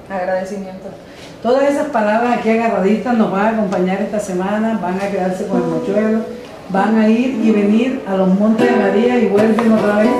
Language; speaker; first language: Spanish; native; Spanish